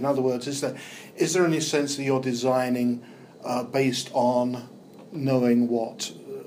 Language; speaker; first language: English; native; English